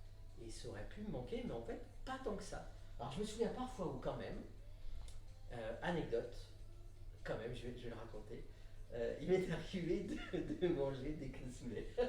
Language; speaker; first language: French; native; French